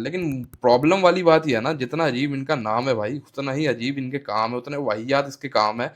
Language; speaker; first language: Hindi; native; Hindi